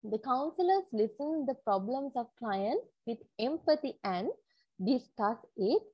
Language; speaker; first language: English; non-native, local second language; Sinhala